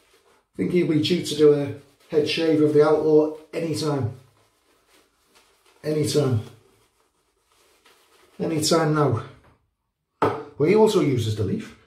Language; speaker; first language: English; native; English